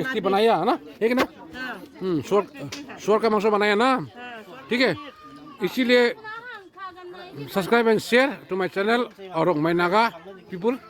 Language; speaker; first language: Hindi; non-native, local second language; Rongmei Naga